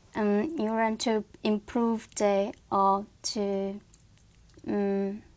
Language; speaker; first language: English; non-native, learner; Korean